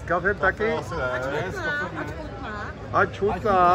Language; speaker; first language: Czech; non-native, learner; German